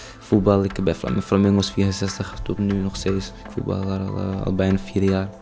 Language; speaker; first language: Dutch; early bilingual, other home language; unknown